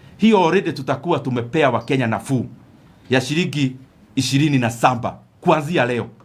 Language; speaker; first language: Swahili; non-native, local second language; Kikuyu